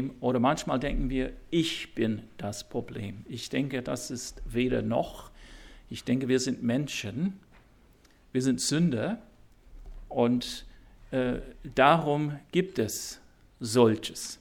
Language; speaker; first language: German; non-native, fluent; English